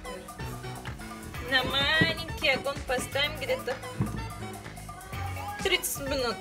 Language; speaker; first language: Russian; non-native, learner; Tajik